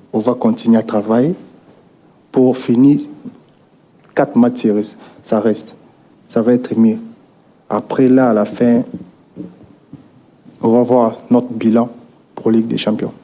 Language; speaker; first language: French; non-native, local second language; Lingala